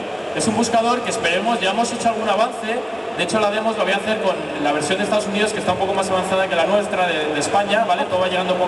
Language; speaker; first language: Spanish; native; Spanish